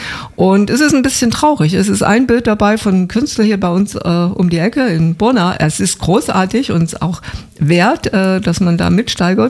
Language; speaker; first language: German; native; German